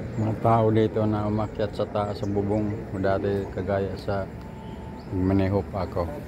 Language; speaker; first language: Filipino; non-native, local second language; Waray